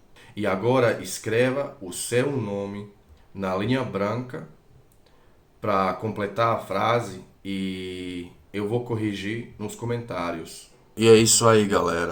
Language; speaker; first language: Portuguese; non-native, fluent; Croatian